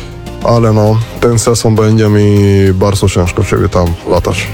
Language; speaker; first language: Polish; non-native, learner; Spanish